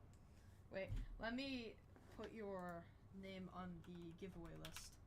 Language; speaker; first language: English; native; English